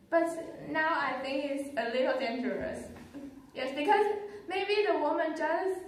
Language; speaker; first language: English; non-native, learner; Chinese